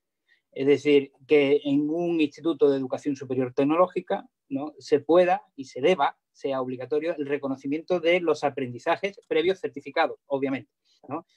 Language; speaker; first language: Spanish; native; Spanish